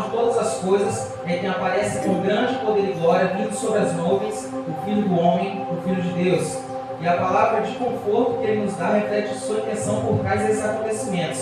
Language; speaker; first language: Portuguese; native; Portuguese